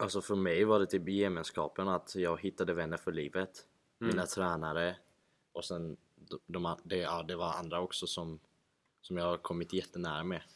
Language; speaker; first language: Swedish; early bilingual, other home language; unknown